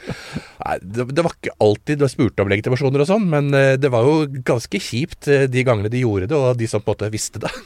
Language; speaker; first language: Norwegian; native; Norwegian